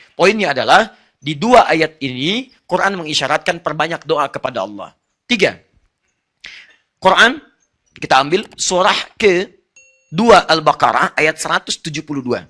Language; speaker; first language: Indonesian; non-native, fluent; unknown